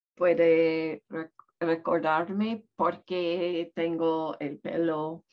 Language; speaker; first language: Spanish; non-native, learner; English